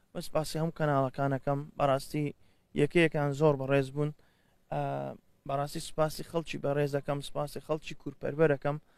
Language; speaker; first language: Central Kurdish; early bilingual, heritage; Central Kurdish